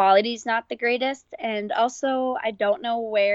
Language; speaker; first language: English; native; English